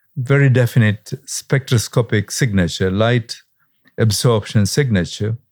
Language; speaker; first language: English; non-native, local second language; Sinhala